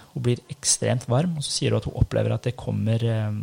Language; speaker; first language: Norwegian; early bilingual, other home language; Persian